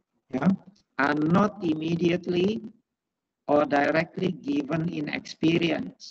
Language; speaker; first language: English; non-native, fluent; Indonesian